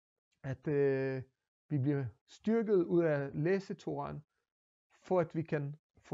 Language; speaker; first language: Danish; non-native, fluent; Hebrew